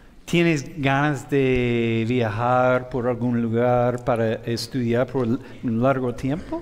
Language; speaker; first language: Spanish; non-native, fluent; English